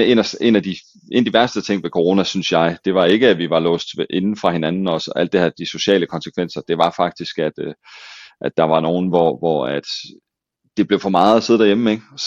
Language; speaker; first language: Danish; native; Danish